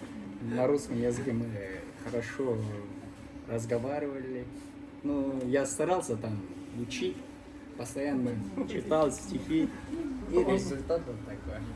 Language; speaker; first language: Russian; non-native, local second language; Kyrgyz